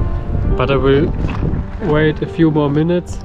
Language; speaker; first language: English; non-native, fluent; German